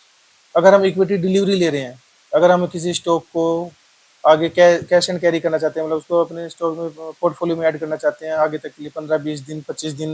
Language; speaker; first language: Hindi; native; Hindi